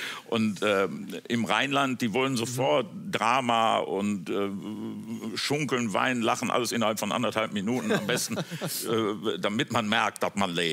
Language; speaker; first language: German; native; German